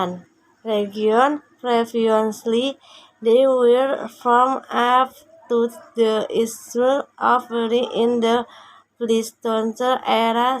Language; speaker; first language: English; non-native, learner; Indonesian